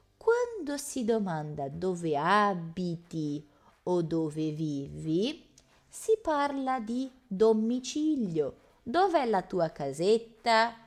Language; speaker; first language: Italian; non-native, fluent; Portuguese